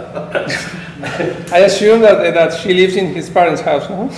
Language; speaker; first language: English; non-native, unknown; Spanish